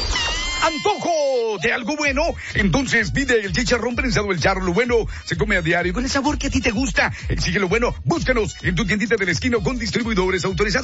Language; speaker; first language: Spanish; native; Spanish